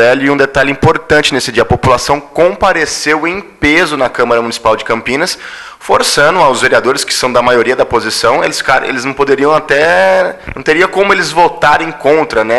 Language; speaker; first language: Portuguese; native; Portuguese